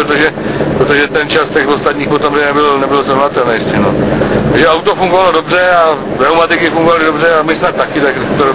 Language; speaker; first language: Czech; native; Czech